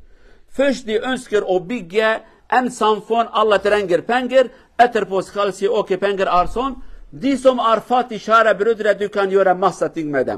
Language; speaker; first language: Norwegian; non-native, learner; Kurdish